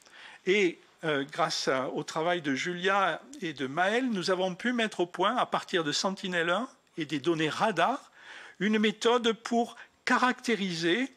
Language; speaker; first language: French; native; French